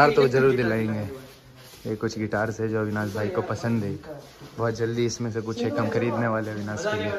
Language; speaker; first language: Hindi; native; Hindi